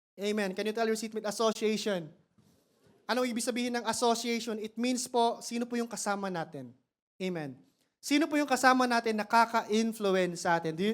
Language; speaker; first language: Filipino; non-native, local second language; Cebuano